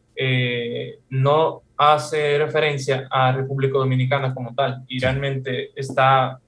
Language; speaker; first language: Spanish; non-native, fluent; Russian